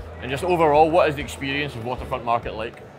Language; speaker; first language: English; native; English